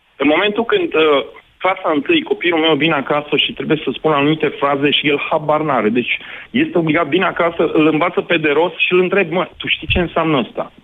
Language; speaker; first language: Romanian; non-native, local second language; Hungarian